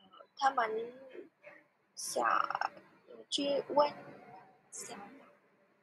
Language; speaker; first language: Chinese; non-native, learner; Vietnamese